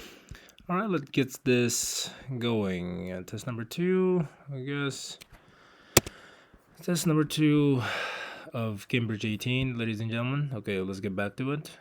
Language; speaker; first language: English; non-native, fluent; Uzbek